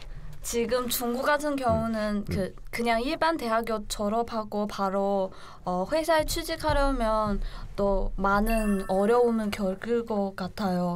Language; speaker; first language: Korean; non-native, learner; Chinese